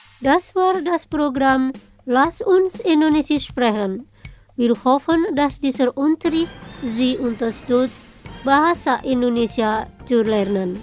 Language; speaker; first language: German; non-native, fluent; Indonesian